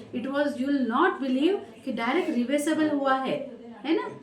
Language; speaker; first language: Hindi; non-native, local second language; Marathi